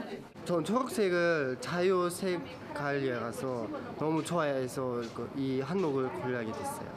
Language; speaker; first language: Korean; non-native, learner; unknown